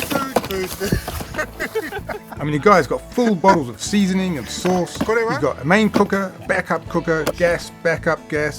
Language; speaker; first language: English; native; English